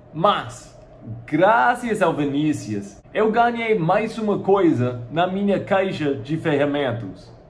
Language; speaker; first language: Portuguese; non-native, fluent; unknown